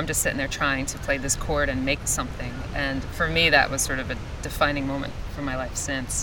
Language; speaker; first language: English; native; English